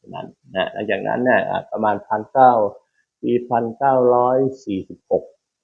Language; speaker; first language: Thai; native; Thai